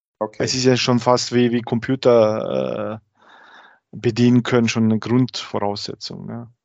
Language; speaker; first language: German; early bilingual, other home language; Croatian